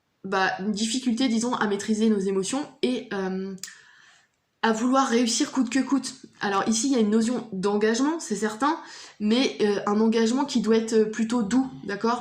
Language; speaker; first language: French; native; French